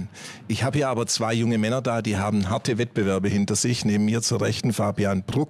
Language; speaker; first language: German; native; German